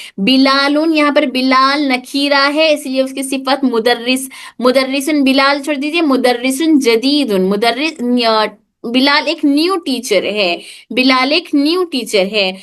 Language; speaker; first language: Urdu; native; Urdu